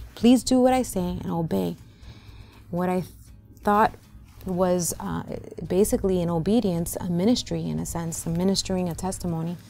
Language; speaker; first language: English; early bilingual, other home language; Spanish